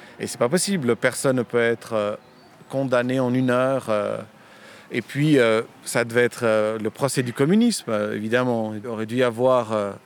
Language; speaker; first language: French; early bilingual, other home language; Romanian